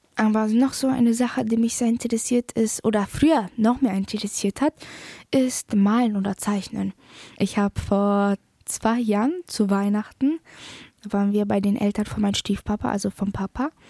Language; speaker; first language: German; early bilingual, other home language; Polish